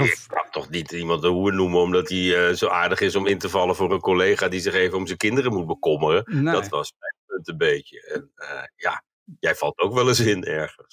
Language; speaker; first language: Dutch; native; Dutch